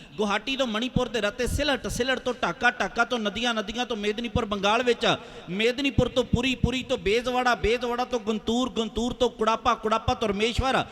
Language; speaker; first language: Punjabi; native; Punjabi